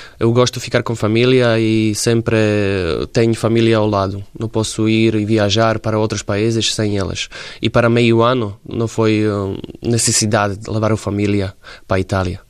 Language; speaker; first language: Portuguese; non-native, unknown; Slovak